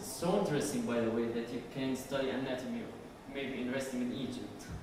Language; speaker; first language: English; non-native, learner; Arabic